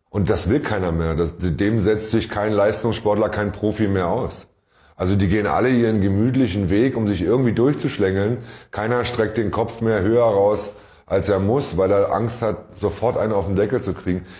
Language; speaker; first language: German; native; German